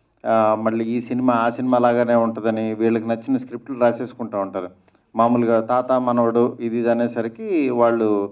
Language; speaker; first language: Telugu; native; Telugu